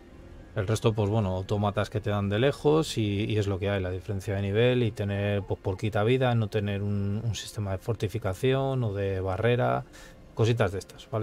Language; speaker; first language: Spanish; native; Spanish